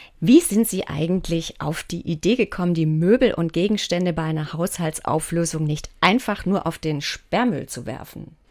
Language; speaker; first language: German; native; German